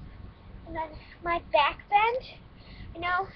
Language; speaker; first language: English; native; English